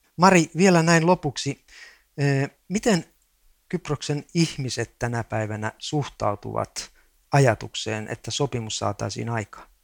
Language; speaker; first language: Finnish; native; Finnish